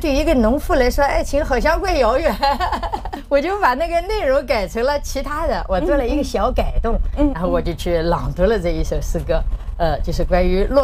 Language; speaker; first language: Chinese; native; Chinese